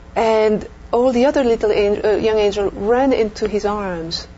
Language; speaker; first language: English; non-native, fluent; French